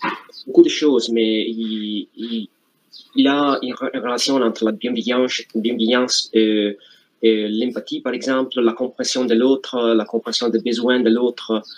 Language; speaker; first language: French; non-native, fluent; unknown